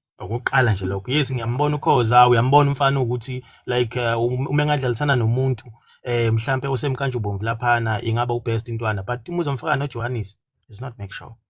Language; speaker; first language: Zulu; native; Zulu